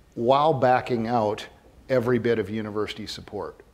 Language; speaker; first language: English; native; English